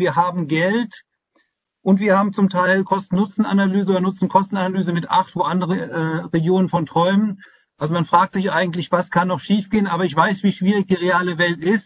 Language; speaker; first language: German; native; German